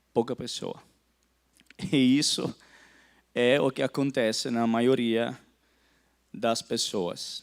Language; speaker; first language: Portuguese; non-native, fluent; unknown